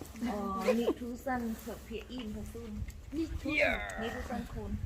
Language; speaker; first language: Danish; non-native, learner; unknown